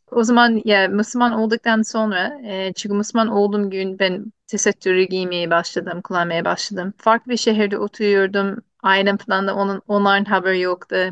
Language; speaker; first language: Turkish; non-native, fluent; English